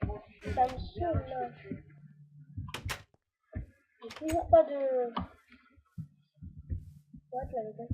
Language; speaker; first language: French; native; French